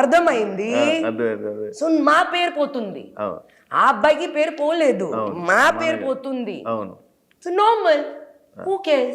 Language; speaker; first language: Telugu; non-native, local second language; Hindi